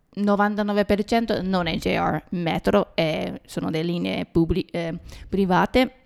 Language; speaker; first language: Italian; non-native, fluent; Japanese